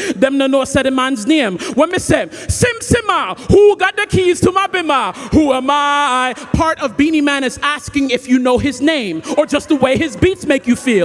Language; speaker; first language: English; native; English